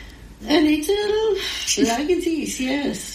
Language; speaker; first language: English; non-native, learner; Polish